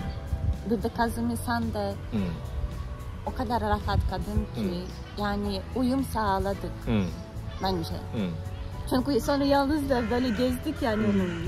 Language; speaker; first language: Turkish; non-native, learner; Russian